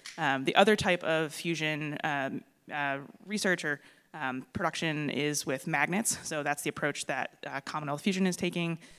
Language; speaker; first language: English; native; English